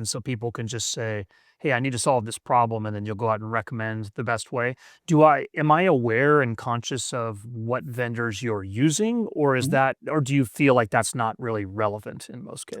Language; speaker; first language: English; native; English